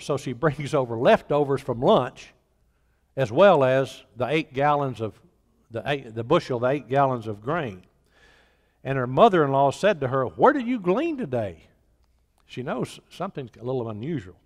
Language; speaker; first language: English; native; English